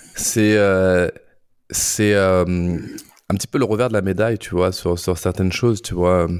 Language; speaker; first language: French; native; French